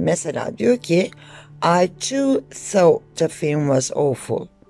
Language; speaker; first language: English; non-native, fluent; Turkish